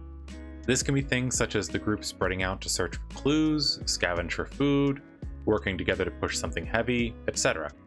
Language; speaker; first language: English; native; English